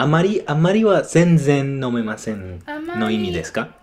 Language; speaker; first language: Japanese; non-native, learner; English